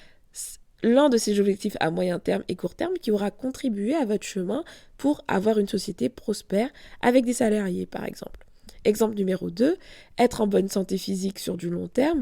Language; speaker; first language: French; native; French